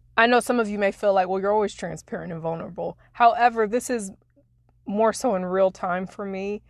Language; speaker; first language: English; native; English